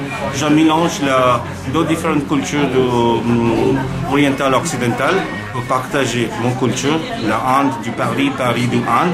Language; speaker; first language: French; non-native, learner; Bangla